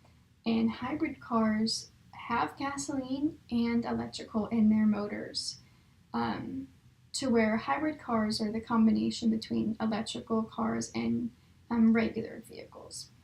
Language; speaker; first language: English; native; English